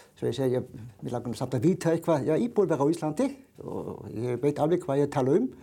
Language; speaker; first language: Icelandic; non-native, fluent; German